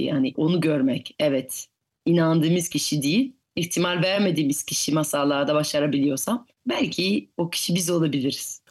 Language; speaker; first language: Turkish; non-native, fluent; French